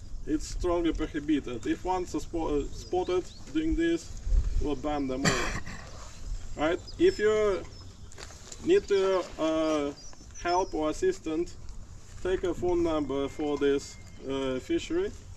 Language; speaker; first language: English; non-native, fluent; Russian